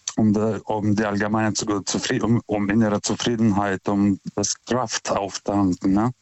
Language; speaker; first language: German; non-native, fluent; Lithuanian